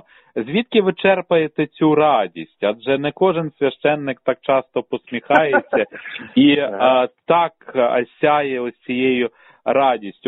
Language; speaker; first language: Ukrainian; native; Ukrainian